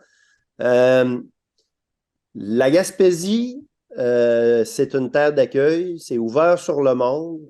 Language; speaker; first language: French; native; French